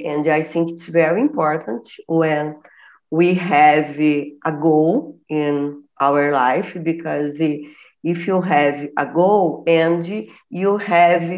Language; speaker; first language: English; non-native, learner; Portuguese